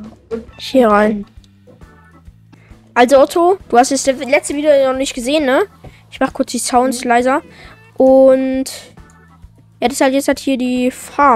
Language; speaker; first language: German; native; German